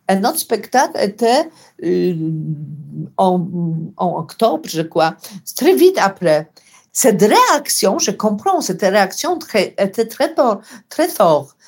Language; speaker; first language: French; non-native, learner; Polish